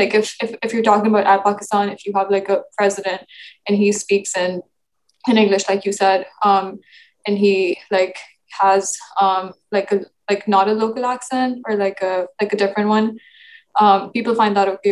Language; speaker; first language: English; non-native, local second language; Urdu